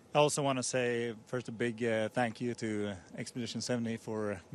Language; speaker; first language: English; non-native, fluent; Swedish